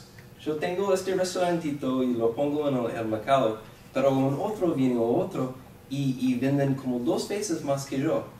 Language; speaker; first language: Spanish; non-native, fluent; English